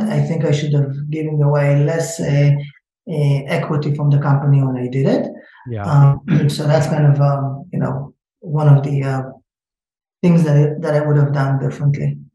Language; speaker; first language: English; non-native, fluent; Hebrew